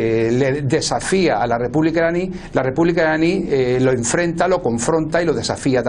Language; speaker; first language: Spanish; native; Spanish